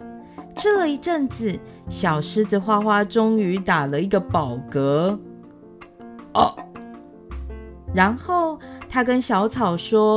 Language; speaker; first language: Chinese; native; Chinese